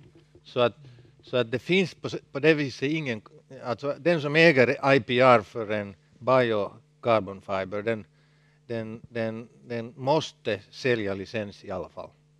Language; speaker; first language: Swedish; non-native, local second language; Finnish